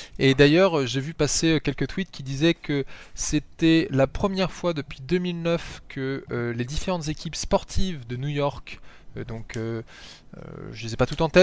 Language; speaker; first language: French; native; French